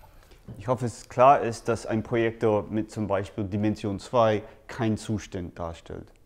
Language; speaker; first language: German; non-native, fluent; English